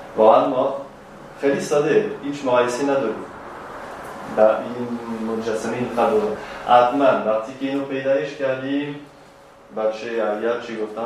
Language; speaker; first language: Persian; non-native, fluent; French